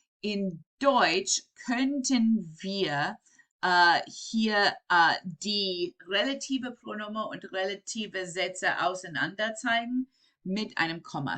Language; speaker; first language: German; non-native, fluent; English